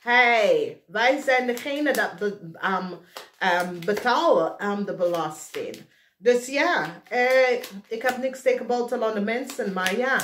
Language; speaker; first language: Dutch; non-native, fluent; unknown